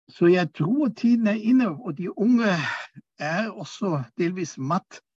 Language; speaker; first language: Norwegian; non-native, fluent; German